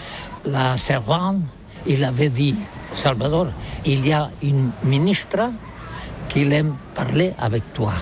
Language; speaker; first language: French; non-native, learner; Catalan